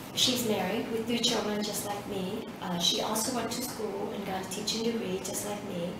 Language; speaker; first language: English; early bilingual, other home language; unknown